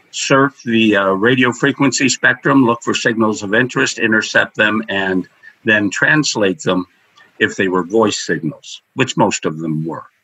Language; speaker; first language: English; native; English